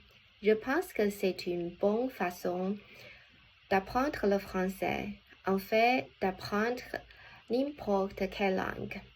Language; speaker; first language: French; non-native, learner; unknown